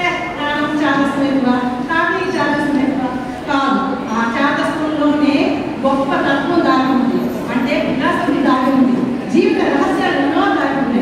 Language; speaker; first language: Telugu; native; Telugu